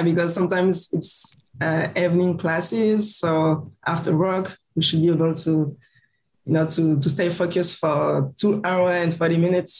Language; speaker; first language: English; non-native, fluent; French